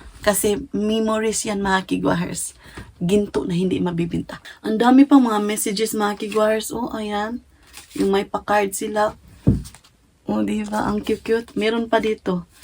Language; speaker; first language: Filipino; non-native, local second language; Cebuano